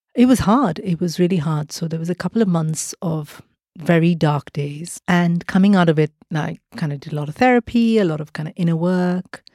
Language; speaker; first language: English; non-native, local second language; Malayalam